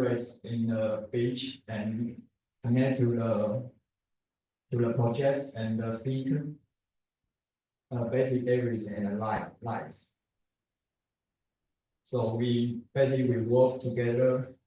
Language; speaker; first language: English; non-native, learner; Chinese